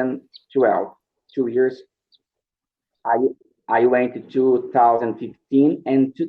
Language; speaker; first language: English; non-native, learner; Portuguese